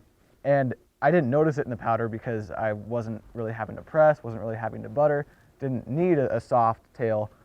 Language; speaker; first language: English; native; English